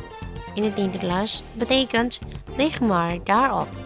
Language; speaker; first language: Dutch; non-native, learner; Indonesian